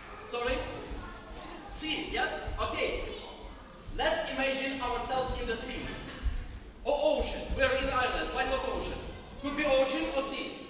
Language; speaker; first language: English; non-native, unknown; Ukrainian